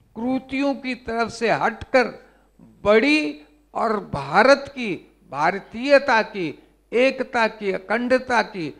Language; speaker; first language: Hindi; native; Hindi